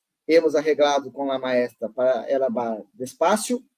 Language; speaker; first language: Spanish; non-native, learner; Portuguese